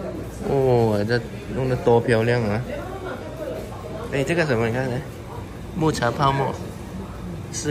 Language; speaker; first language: Chinese; non-native, local second language; Cantonese